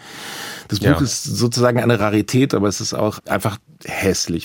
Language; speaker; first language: German; native; German